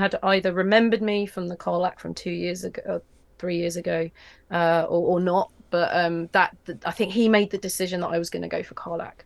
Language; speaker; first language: English; native; English